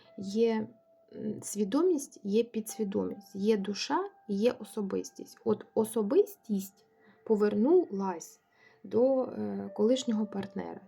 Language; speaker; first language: Ukrainian; non-native, local second language; Russian